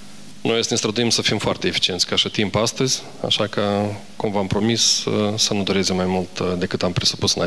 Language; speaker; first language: Romanian; native; Romanian